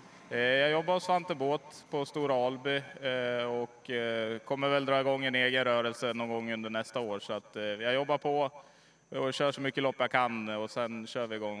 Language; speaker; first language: Swedish; native; Swedish